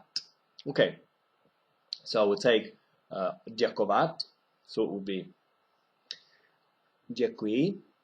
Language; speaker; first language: Czech; non-native, fluent; English